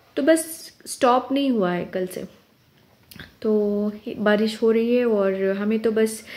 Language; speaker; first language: Hindi; non-native, local second language; Urdu